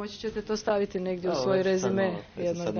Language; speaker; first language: Croatian; native; Croatian